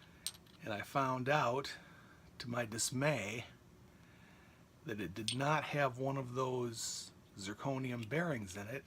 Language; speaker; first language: English; native; English